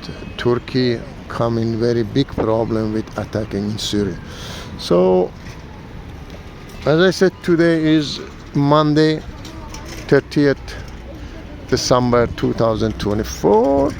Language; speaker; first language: English; non-native, learner; Persian